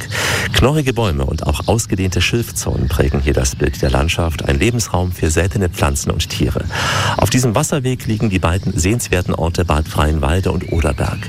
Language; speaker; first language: German; native; German